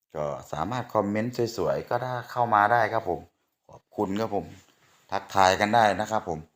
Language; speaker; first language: Thai; native; Thai